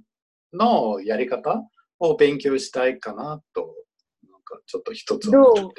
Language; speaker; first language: Japanese; non-native, fluent; English